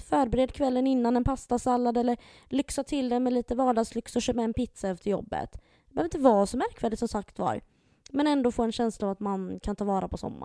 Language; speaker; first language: Swedish; native; Swedish